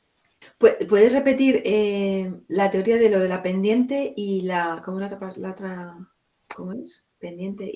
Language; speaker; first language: Spanish; native; Spanish